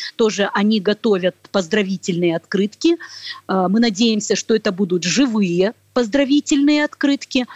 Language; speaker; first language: Russian; native; Russian